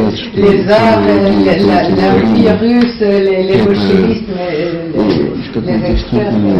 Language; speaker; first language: French; non-native, learner; Russian